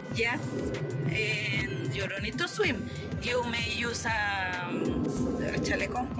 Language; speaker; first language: English; non-native, fluent; Spanish